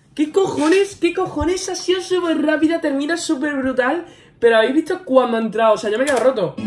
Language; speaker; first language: Spanish; native; Spanish